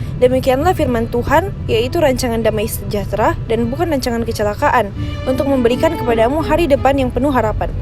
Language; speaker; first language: Indonesian; native; Indonesian